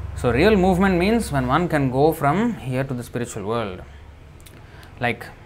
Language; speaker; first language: English; non-native, local second language; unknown